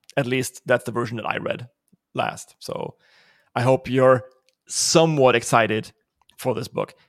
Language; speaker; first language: English; non-native, fluent; German